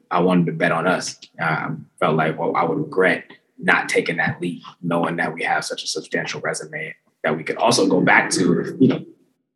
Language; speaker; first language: English; native; English